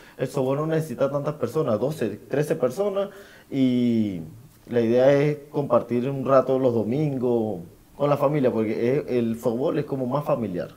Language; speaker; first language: Spanish; native; Spanish